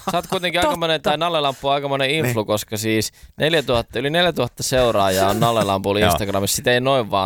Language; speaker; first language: Finnish; native; Finnish